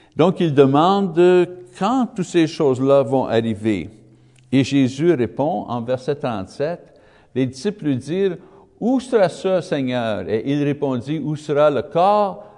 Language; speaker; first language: French; native; French